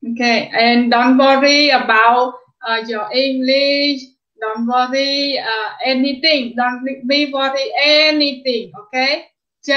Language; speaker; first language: English; non-native, fluent; Khmer